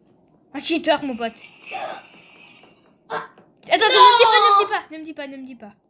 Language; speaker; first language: French; native; French